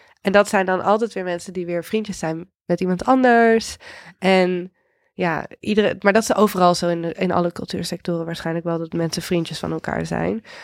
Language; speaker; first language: Dutch; native; Dutch